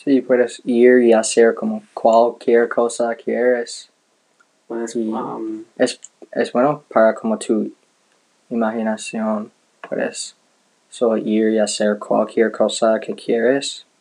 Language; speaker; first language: Spanish; non-native, learner; English